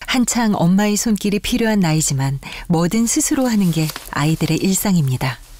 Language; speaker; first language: Korean; native; Korean